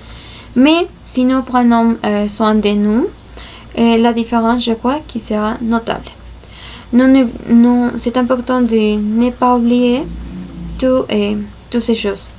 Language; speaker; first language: French; non-native, fluent; Spanish